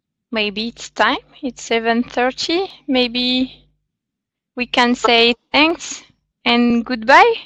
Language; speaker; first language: English; non-native, fluent; French